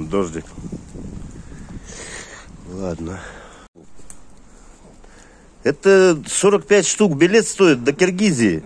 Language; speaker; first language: Russian; native; Russian